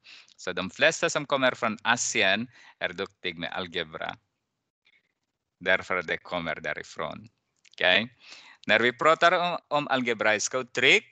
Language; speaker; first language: Swedish; non-native, fluent; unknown